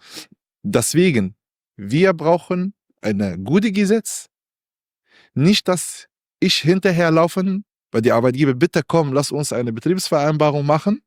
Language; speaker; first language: German; non-native, learner; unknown